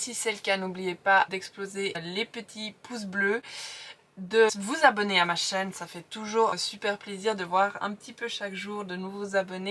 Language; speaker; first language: French; native; French